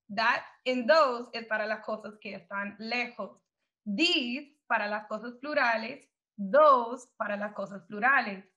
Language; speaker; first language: Spanish; non-native, fluent; English